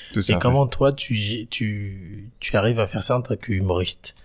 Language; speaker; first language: French; native; French